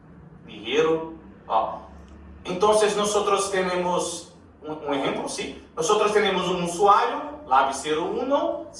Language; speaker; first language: Spanish; non-native, learner; Portuguese